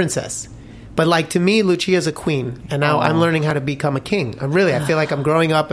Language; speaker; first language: English; native; English